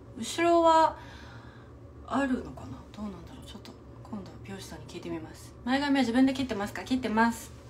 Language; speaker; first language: Japanese; native; Japanese